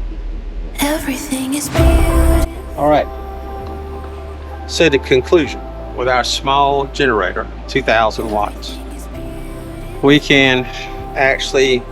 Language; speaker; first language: English; native; English